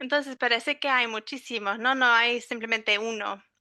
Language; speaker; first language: Spanish; non-native, fluent; English